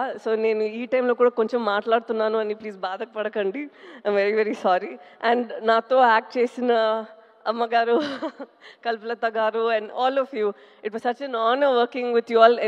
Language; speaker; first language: Telugu; non-native, local second language; Tamil